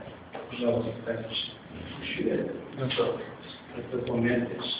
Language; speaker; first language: Russian; non-native, local second language; Chechen